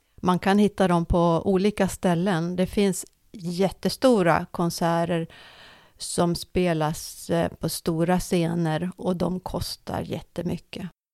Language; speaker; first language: Swedish; native; Swedish